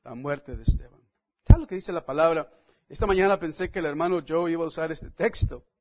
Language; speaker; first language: Spanish; non-native, fluent; English